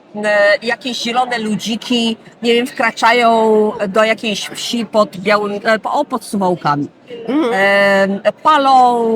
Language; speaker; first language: Polish; native; Polish